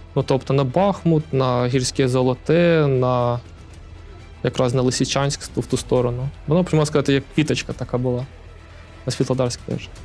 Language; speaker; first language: Ukrainian; native; Ukrainian